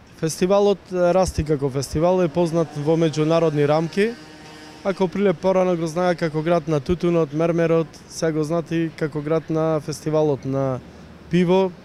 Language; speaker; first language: Macedonian; native; Macedonian